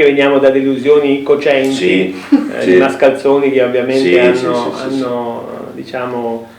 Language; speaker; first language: Italian; native; Italian